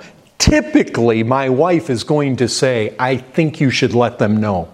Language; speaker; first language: English; native; English